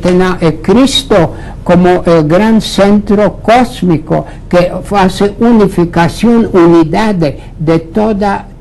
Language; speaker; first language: Portuguese; non-native, fluent; Latvian